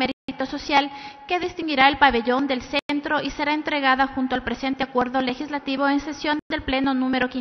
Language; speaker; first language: Spanish; native; Spanish